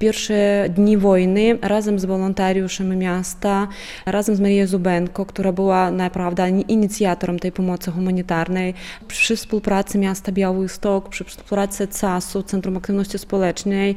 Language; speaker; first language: Polish; non-native, fluent; Ukrainian